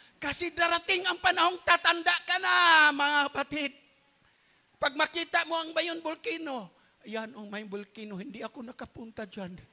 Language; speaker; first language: Filipino; non-native, local second language; Cebuano